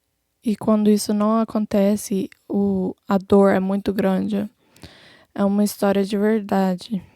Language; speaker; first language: Portuguese; non-native, fluent; English